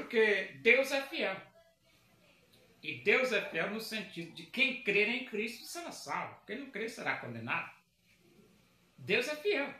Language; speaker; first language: Portuguese; native; Portuguese